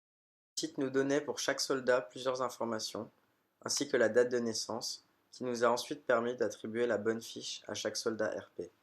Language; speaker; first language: French; native; French